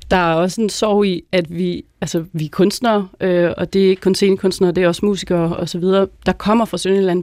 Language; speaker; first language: Danish; native; Danish